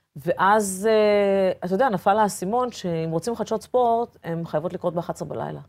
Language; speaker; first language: Hebrew; early bilingual, other home language; Portuguese